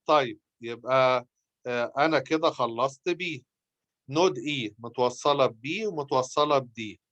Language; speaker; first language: Arabic; native; Arabic